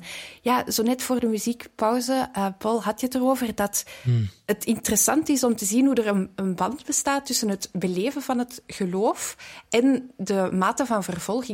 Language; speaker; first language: Dutch; native; Dutch